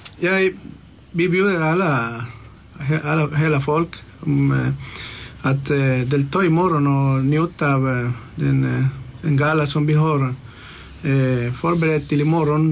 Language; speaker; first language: Swedish; non-native, local second language; Spanish